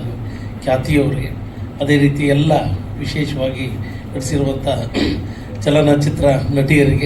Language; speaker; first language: Kannada; native; Kannada